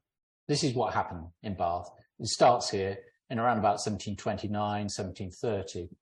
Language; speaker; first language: English; native; English